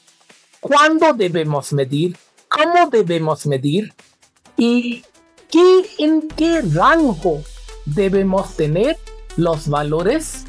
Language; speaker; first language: Spanish; non-native, fluent; Hindi